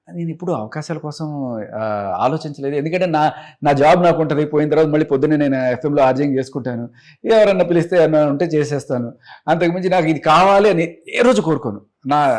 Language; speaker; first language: Telugu; native; Telugu